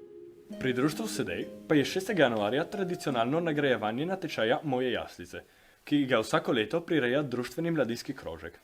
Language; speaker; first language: Slovenian; native; Slovenian